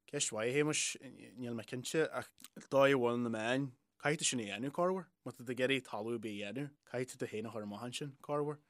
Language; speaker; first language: Irish; native; Irish